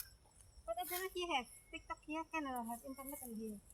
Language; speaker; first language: English; non-native, learner; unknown